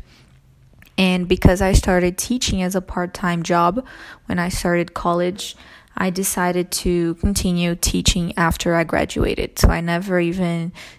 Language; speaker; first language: English; non-native, fluent; Portuguese